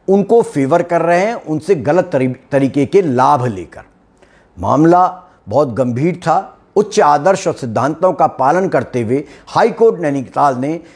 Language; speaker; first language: Hindi; native; Hindi